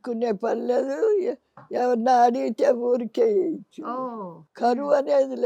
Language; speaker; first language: Telugu; native; Telugu